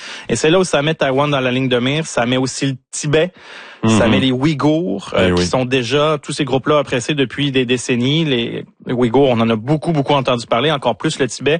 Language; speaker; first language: French; native; French